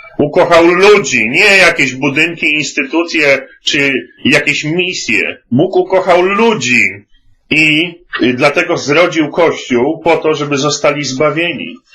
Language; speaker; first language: Polish; native; Polish